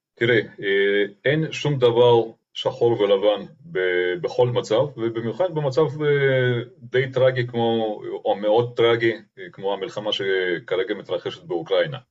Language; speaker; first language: Hebrew; non-native, fluent; Russian